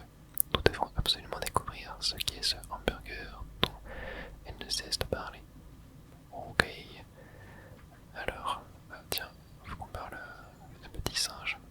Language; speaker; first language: French; native; French